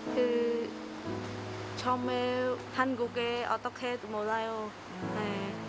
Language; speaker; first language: Korean; non-native, learner; Khmer